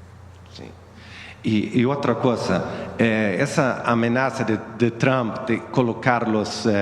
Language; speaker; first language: Spanish; non-native, fluent; Swedish